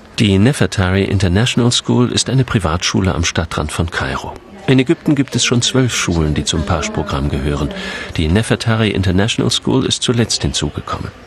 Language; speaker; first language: German; native; German